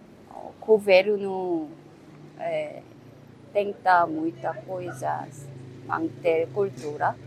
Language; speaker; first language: Portuguese; non-native, learner; Korean